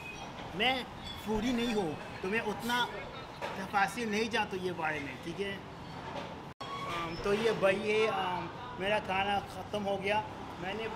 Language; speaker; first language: Hindi; non-native, learner; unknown